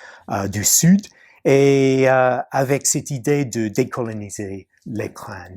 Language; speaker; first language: French; non-native, fluent; English